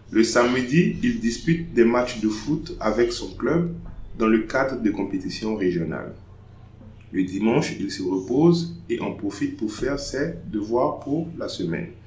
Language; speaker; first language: French; non-native, fluent; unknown